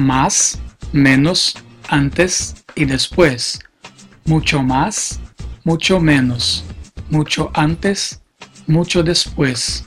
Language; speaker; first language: Spanish; non-native, fluent; Portuguese